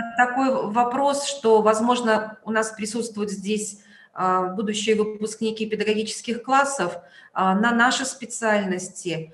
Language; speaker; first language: Russian; native; Russian